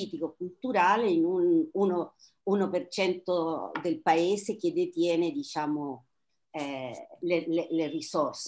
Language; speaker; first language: Italian; non-native, fluent; Spanish